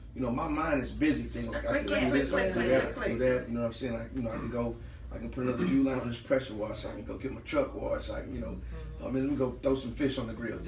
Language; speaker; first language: English; native; English